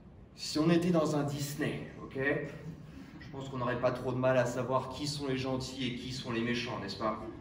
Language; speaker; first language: French; native; French